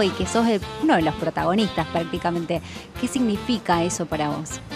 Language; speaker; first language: Spanish; native; Spanish